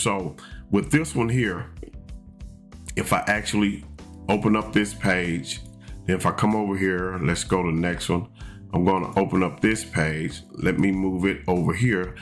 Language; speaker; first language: English; native; English